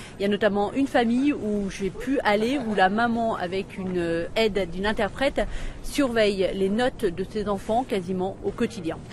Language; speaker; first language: French; native; French